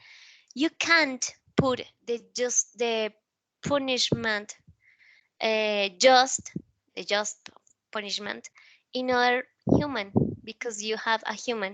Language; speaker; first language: English; non-native, learner; Spanish